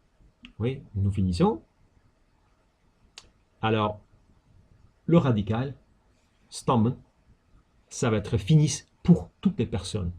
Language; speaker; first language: French; non-native, fluent; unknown